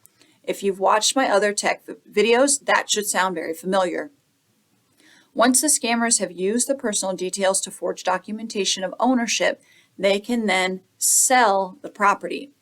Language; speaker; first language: English; native; English